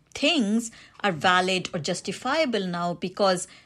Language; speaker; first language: English; non-native, local second language; Hindi